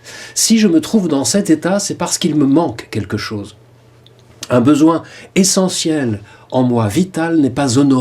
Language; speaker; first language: French; native; French